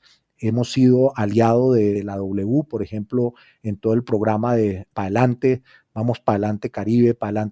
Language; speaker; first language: Spanish; native; Spanish